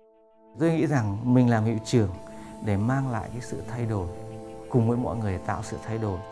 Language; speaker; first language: Vietnamese; native; Vietnamese